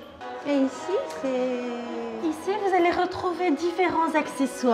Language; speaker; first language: French; native; French